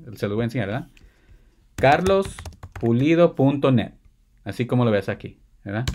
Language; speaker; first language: Spanish; early bilingual, heritage; Spanish